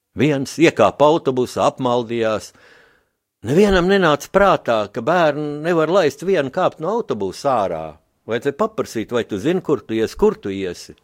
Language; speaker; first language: Latvian; native; Latvian